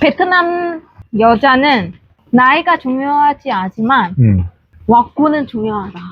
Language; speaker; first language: Korean; non-native, fluent; Vietnamese